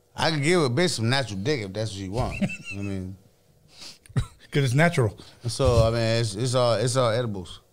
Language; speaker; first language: English; native; English